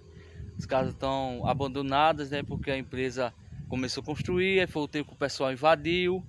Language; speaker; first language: Portuguese; native; Portuguese